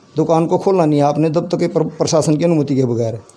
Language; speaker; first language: Hindi; native; Hindi